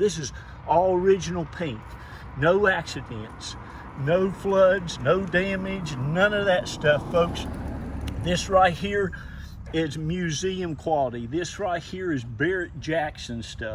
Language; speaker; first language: English; native; English